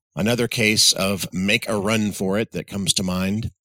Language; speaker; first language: English; native; English